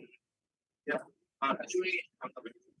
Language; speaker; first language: English; non-native, learner; Vietnamese